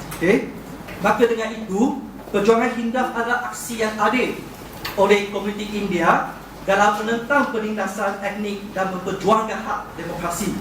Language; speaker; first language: Malay; non-native, local second language; Chinese